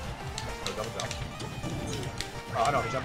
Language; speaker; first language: English; native; English